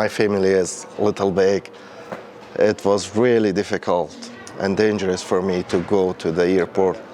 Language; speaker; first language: English; non-native, learner; Persian